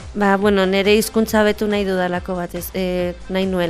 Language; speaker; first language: Basque; non-native, local second language; Spanish